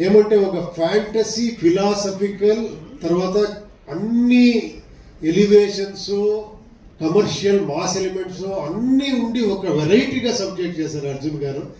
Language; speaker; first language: Telugu; non-native, fluent; Kannada